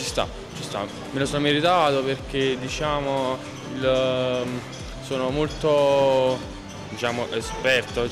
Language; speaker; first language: Italian; native; Italian